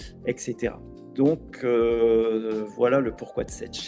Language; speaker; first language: French; native; French